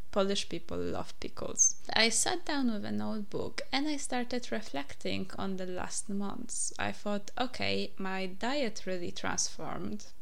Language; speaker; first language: English; non-native, fluent; Polish